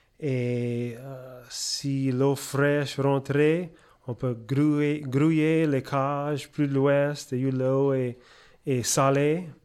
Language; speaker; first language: French; early bilingual, heritage; French